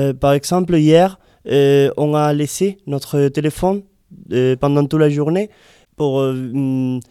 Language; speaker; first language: French; non-native, learner; Spanish